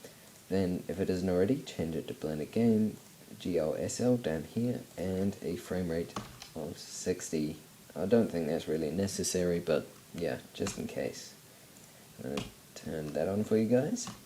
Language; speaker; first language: English; native; English